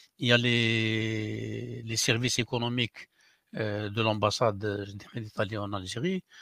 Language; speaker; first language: French; non-native, local second language; Arabic